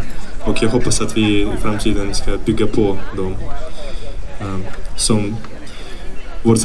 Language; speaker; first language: Swedish; non-native, fluent; Ukrainian